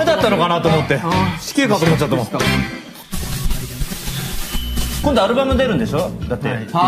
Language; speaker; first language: Japanese; native; Japanese